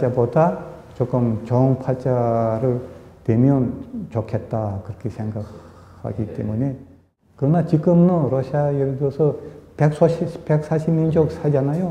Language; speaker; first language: Korean; early bilingual, heritage; Korean